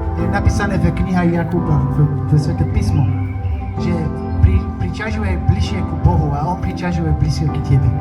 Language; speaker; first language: Slovak; non-native, learner; English